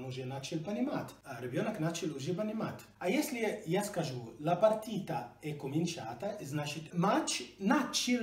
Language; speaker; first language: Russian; non-native, fluent; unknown